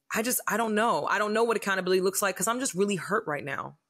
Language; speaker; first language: English; native; English